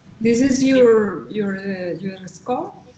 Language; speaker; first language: English; non-native, learner; Spanish